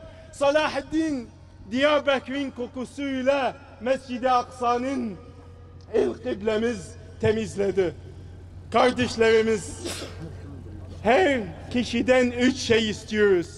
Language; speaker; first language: Turkish; non-native, fluent; Arabic